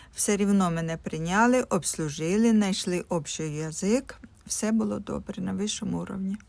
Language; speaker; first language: Ukrainian; non-native, local second language; Russian